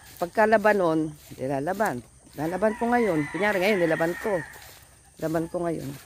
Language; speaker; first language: Filipino; non-native, local second language; Pampanga